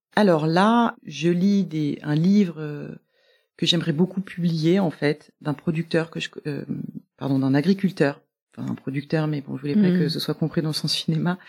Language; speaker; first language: French; native; French